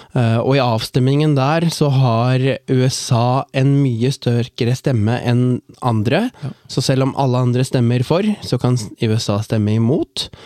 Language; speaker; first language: Norwegian; early bilingual, other home language; Tamil